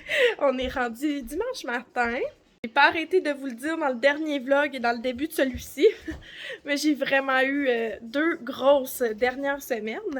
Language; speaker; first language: French; native; French